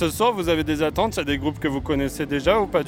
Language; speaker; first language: French; native; French